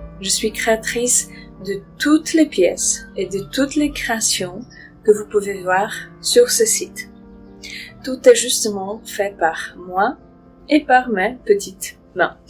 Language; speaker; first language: French; non-native, fluent; Polish